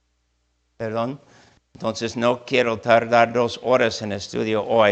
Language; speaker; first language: Spanish; non-native, fluent; English